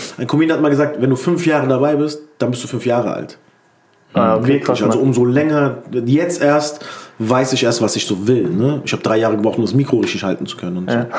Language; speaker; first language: German; early bilingual, other home language; Turkish